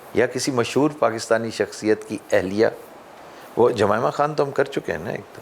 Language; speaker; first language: Urdu; non-native, local second language; Punjabi